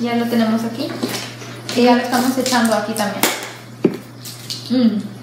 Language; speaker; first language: Spanish; early bilingual, heritage; Spanish